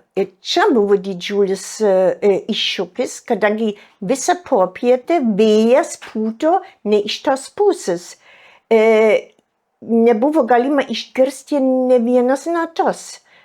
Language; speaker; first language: Lithuanian; non-native, fluent; German